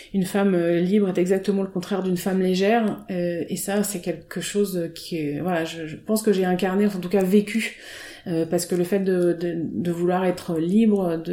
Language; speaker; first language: French; native; French